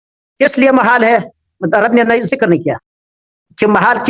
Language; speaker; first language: Hindi; non-native, learner; Pashto